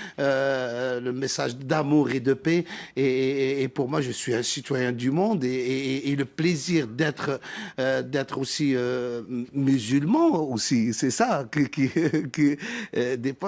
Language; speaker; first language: French; non-native, local second language; Arabic